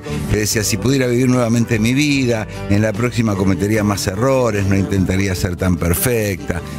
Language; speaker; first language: Spanish; native; Spanish